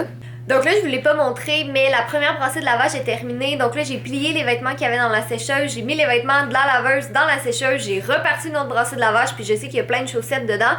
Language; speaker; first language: French; native; French